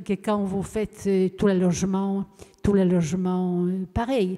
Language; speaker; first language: French; non-native, fluent; Polish